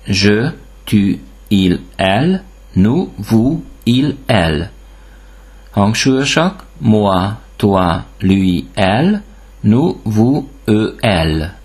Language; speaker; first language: French; non-native, fluent; Hungarian